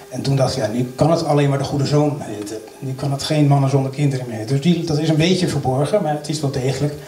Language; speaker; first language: Dutch; native; Dutch